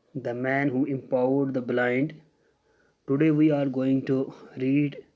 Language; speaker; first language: English; non-native, local second language; Urdu